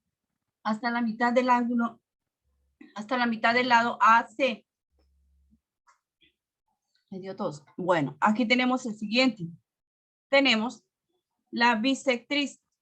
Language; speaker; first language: Spanish; native; Spanish